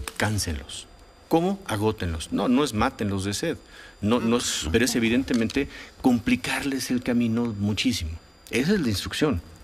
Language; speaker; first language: Spanish; native; Spanish